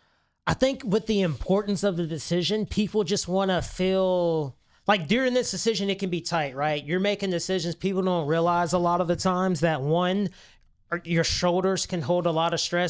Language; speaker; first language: English; native; English